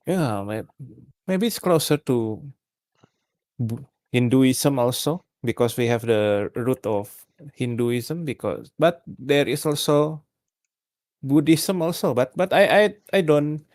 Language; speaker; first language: English; non-native, learner; Indonesian